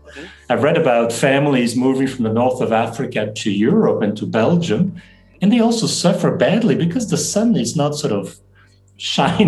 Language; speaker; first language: English; non-native, fluent; Dutch